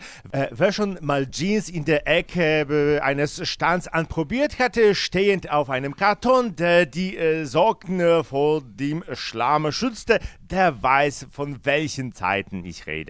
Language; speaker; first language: German; non-native, fluent; Polish